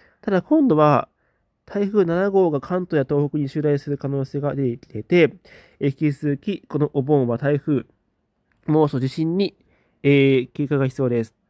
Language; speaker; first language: Japanese; native; Japanese